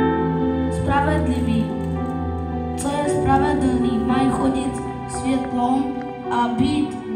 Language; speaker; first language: Czech; non-native, local second language; Slovak